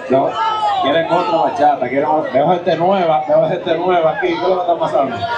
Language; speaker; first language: Spanish; native; Spanish